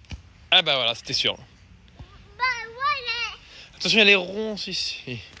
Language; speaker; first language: French; native; French